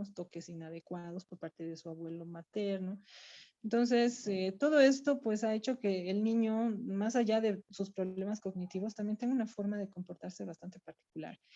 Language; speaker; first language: Spanish; native; Spanish